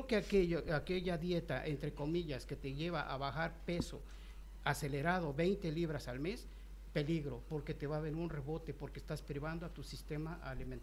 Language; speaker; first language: Spanish; native; Spanish